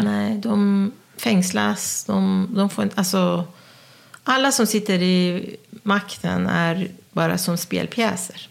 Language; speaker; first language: Swedish; non-native, fluent; Persian